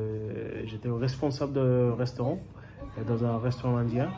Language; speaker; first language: French; non-native, learner; Bangla